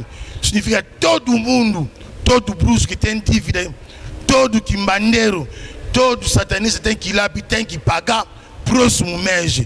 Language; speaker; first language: Portuguese; non-native, learner; Lingala